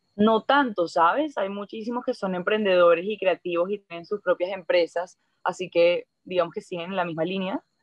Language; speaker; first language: Spanish; native; Spanish